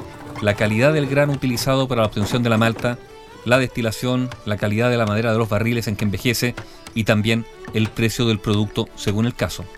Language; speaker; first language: Spanish; native; Spanish